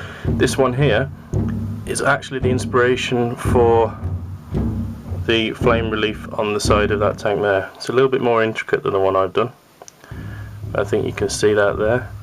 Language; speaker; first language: English; native; English